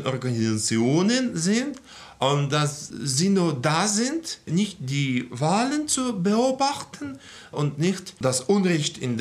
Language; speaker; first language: German; non-native, fluent; Russian